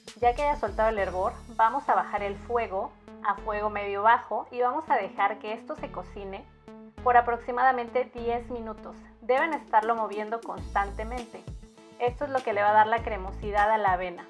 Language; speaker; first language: Spanish; native; Spanish